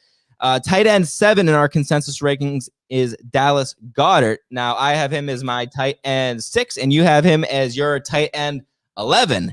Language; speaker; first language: English; native; English